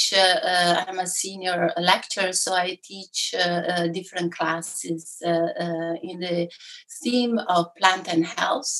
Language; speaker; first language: English; non-native, fluent; Italian